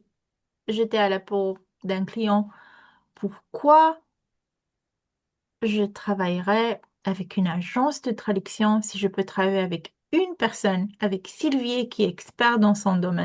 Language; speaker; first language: French; non-native, fluent; Romanian